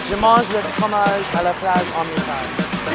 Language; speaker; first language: French; non-native, learner; English